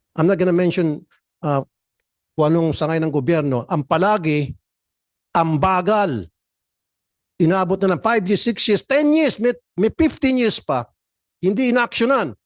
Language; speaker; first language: Filipino; native; Filipino